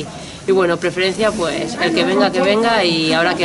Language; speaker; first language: Spanish; native; Spanish